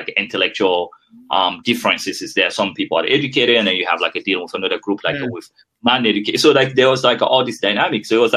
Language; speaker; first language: English; non-native, fluent; French